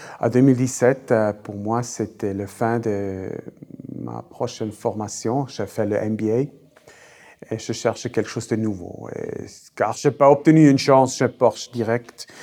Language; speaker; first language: French; non-native, local second language; Swiss German